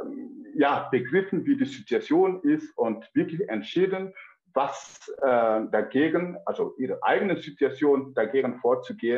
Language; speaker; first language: German; non-native, fluent; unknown